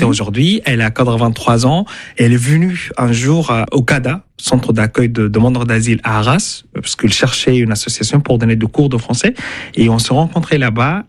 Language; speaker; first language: French; non-native, fluent; Arabic